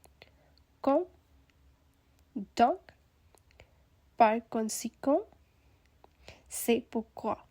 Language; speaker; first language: French; non-native, learner; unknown